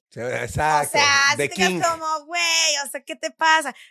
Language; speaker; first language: Spanish; native; Spanish